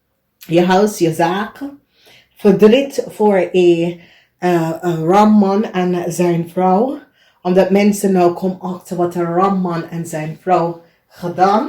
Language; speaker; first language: Dutch; non-native, learner; English